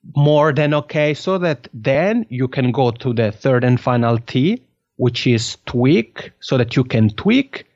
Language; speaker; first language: English; non-native, fluent; French